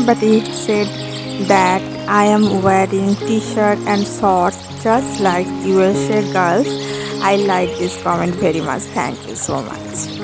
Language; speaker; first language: English; non-native, local second language; Bangla